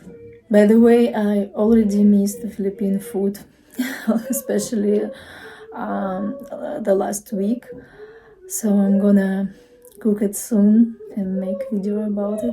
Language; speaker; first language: English; non-native, fluent; Russian